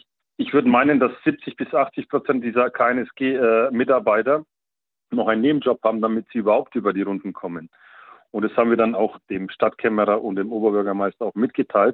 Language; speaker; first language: German; native; German